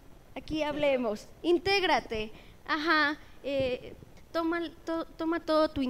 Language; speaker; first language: Spanish; native; Spanish